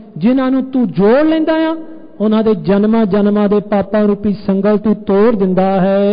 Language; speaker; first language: Punjabi; early bilingual, heritage; Punjabi